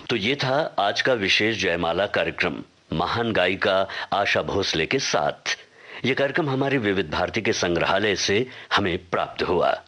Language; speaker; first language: Hindi; native; Hindi